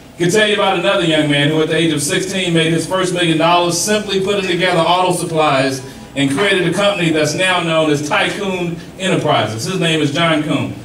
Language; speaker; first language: English; native; English